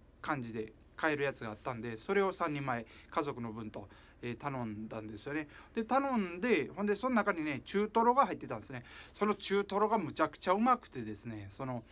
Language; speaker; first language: Japanese; native; Japanese